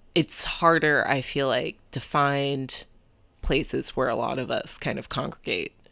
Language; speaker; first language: English; early bilingual, other home language; Japanese